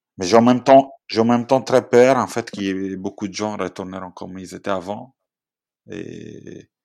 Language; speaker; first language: French; non-native, fluent; Italian